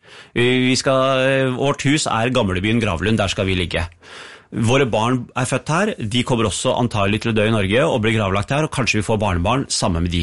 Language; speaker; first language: Norwegian; early bilingual, other home language; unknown